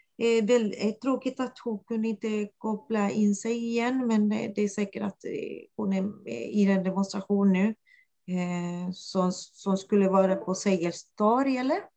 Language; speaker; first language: Swedish; non-native, fluent; Spanish